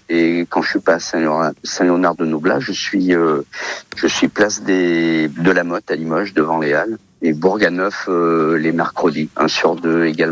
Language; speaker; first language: French; early bilingual, other home language; Portuguese